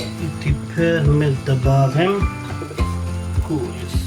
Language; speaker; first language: Russian; non-native, learner; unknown